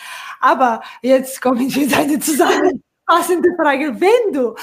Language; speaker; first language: German; non-native, fluent; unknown